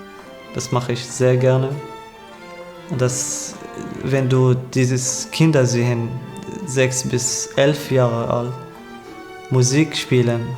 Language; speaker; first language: German; non-native, learner; Arabic